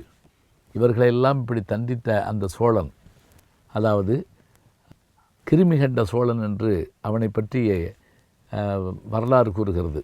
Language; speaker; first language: Tamil; native; Tamil